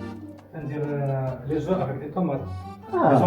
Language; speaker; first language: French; non-native, local second language; Arabic